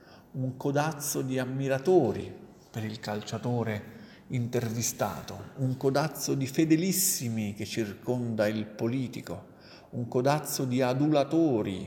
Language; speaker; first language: Italian; native; Italian